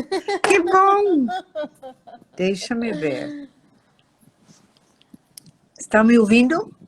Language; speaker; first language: Portuguese; non-native, fluent; German